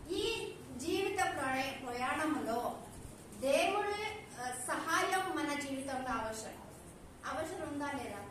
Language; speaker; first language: Telugu; non-native, learner; Odia